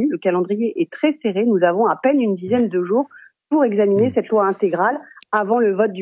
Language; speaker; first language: French; native; French